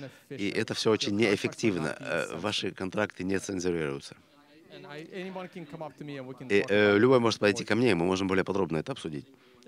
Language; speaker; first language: Russian; native; Russian